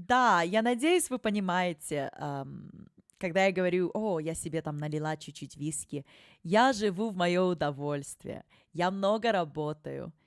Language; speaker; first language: Russian; early bilingual, heritage; Russian